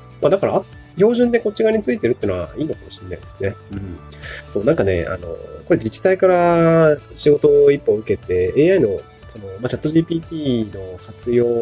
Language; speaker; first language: Japanese; native; Japanese